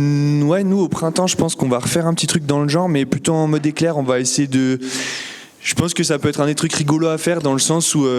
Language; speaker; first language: French; native; French